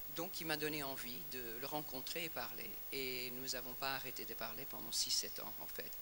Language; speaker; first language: French; non-native, fluent; English